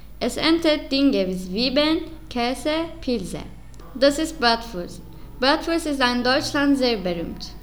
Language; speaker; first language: German; non-native, learner; Turkish